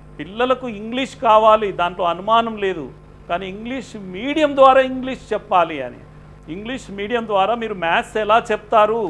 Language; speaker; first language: Telugu; native; Telugu